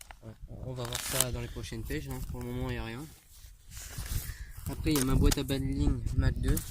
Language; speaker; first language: French; native; French